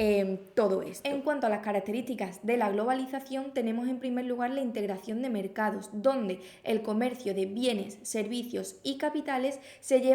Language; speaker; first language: Spanish; native; Spanish